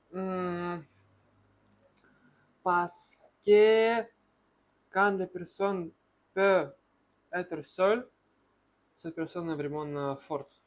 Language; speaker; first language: French; non-native, learner; Russian